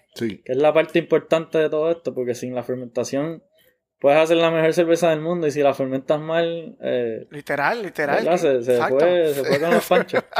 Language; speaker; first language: Spanish; native; Spanish